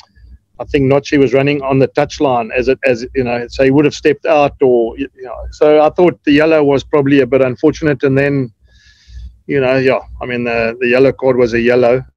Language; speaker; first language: English; native; English